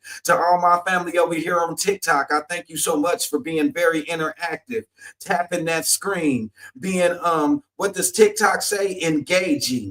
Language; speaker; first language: English; native; English